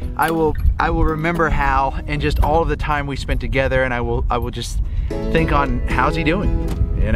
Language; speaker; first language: English; native; English